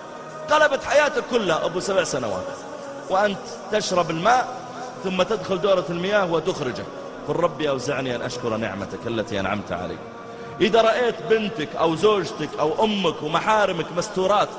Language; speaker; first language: Arabic; native; Arabic